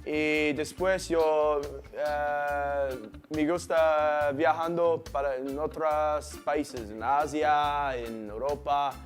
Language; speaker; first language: Spanish; non-native, learner; English